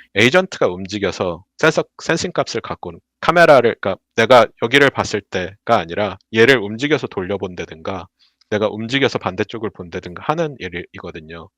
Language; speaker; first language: Korean; native; Korean